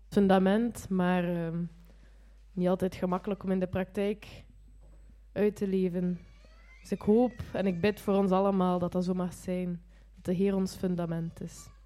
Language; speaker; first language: Dutch; native; Dutch